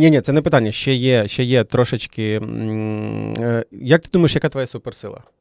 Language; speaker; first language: Ukrainian; native; Ukrainian